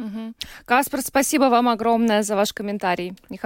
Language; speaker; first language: Russian; native; Russian